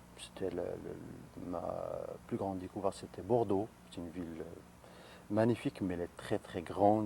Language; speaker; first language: French; non-native, local second language; Arabic